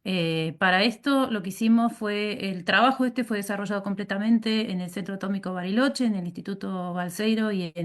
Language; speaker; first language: Spanish; native; Spanish